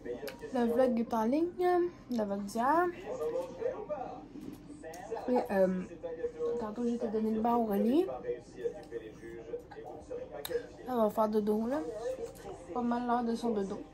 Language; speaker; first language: French; native; French